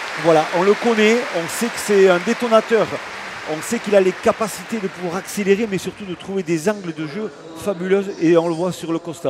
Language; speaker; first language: French; native; French